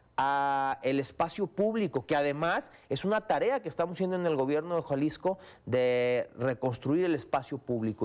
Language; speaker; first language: Spanish; native; Spanish